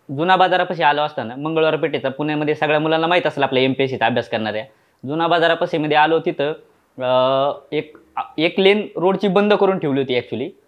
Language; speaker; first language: Marathi; native; Marathi